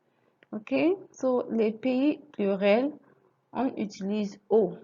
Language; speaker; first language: French; non-native, fluent; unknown